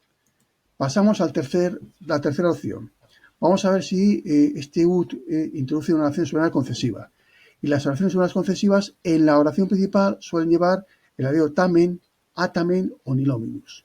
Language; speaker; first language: Spanish; native; Spanish